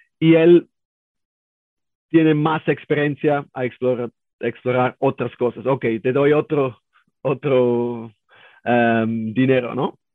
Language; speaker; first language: Spanish; non-native, learner; German